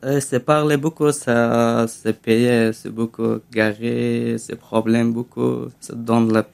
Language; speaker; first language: French; non-native, learner; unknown